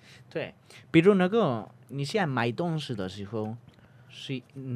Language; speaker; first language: Chinese; non-native, fluent; Spanish